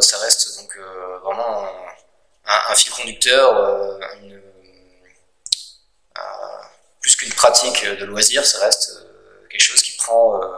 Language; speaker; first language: French; native; French